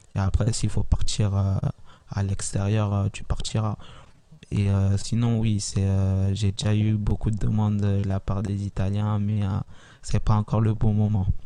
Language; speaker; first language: French; early bilingual, other home language; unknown